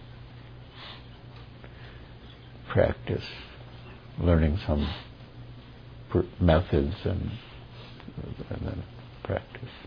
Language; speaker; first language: English; native; English